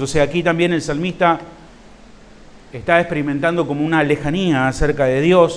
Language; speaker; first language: Spanish; native; Spanish